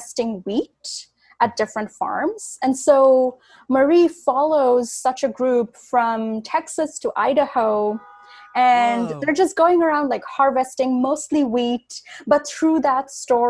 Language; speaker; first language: English; non-native, local second language; Bangla